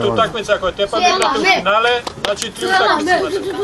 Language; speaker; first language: Macedonian; native; Macedonian